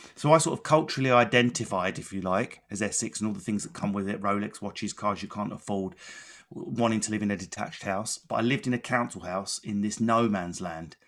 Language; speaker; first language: English; native; English